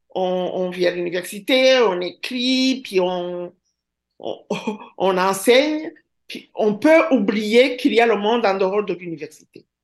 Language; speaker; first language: French; non-native, local second language; Kinyarwanda